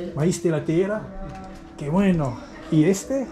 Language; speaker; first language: Spanish; non-native, learner; English